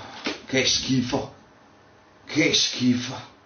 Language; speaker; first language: Italian; native; Italian